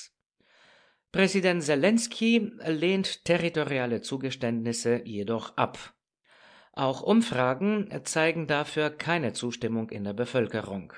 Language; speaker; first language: German; non-native, fluent; Romanian